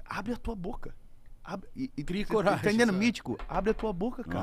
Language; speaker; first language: Portuguese; native; Portuguese